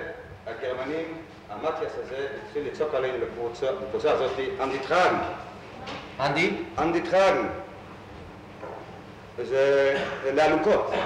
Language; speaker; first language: Hebrew; non-native, fluent; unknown